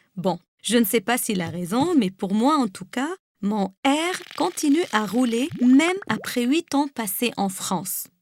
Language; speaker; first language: French; non-native, local second language; Arabic